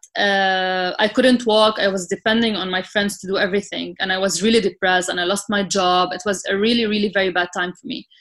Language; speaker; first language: English; non-native, fluent; Arabic